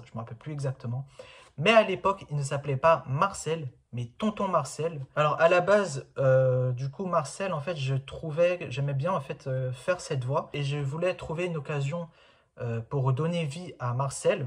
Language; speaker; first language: French; native; French